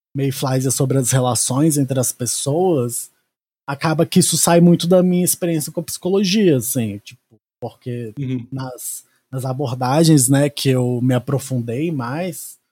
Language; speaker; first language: Portuguese; native; Portuguese